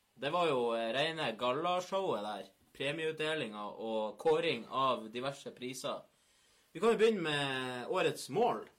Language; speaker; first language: Norwegian; native; Norwegian